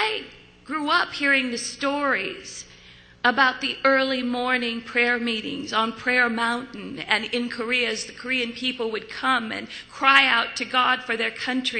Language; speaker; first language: English; native; English